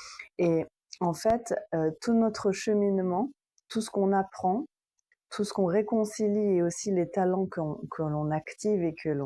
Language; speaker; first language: French; native; French